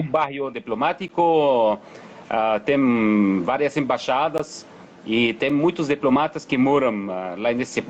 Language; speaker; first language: Portuguese; non-native, fluent; Arabic